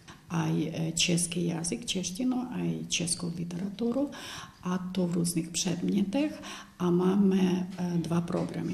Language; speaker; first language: Czech; non-native, local second language; Ukrainian